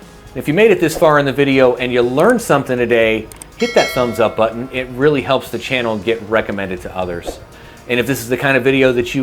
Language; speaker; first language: English; native; English